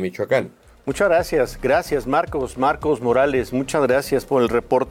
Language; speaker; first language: Spanish; native; Spanish